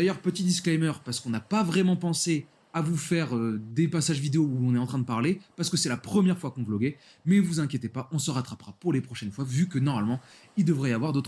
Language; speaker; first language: French; native; French